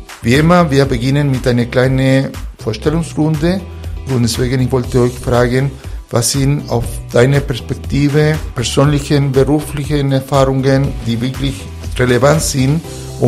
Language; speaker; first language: German; non-native, fluent; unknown